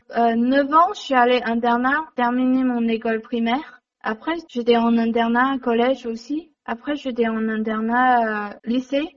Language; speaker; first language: French; non-native, learner; Chinese